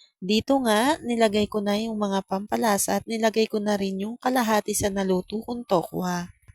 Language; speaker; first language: Filipino; non-native, local second language; Bikol